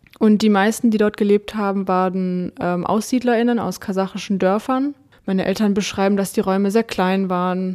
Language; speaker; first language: German; early bilingual, other home language; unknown